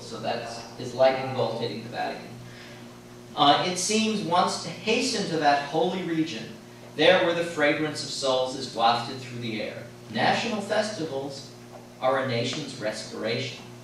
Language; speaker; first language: English; native; English